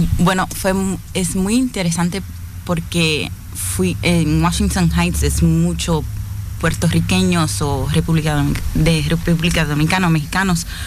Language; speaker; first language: Spanish; early bilingual, heritage; Spanish